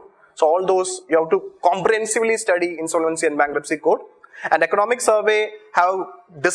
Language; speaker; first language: English; non-native, local second language; Malayalam